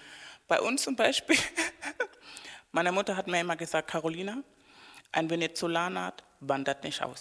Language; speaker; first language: German; non-native, fluent; Spanish